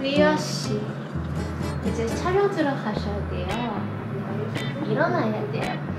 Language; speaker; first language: Korean; non-native, fluent; Thai